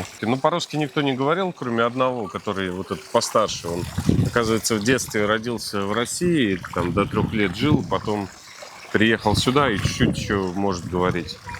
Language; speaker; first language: Russian; native; Russian